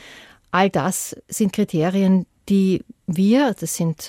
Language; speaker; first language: German; native; German